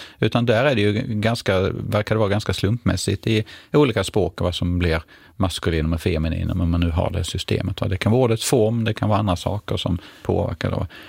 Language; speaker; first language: Swedish; native; Swedish